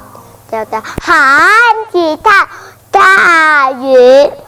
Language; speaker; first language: Chinese; non-native, local second language; Cantonese